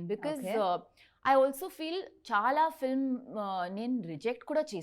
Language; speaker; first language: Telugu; non-native, local second language; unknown